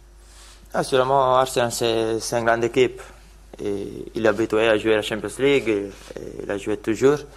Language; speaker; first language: French; non-native, fluent; Italian